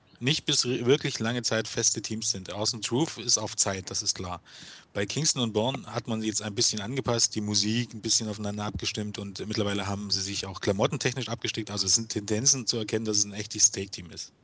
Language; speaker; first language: German; native; German